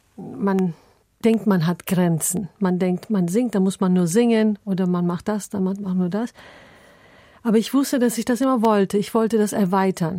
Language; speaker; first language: German; early bilingual, other home language; Turkish